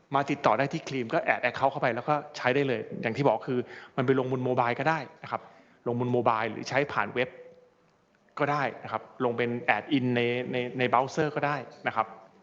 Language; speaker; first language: Thai; native; Thai